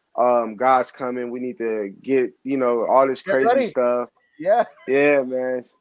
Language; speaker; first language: English; native; English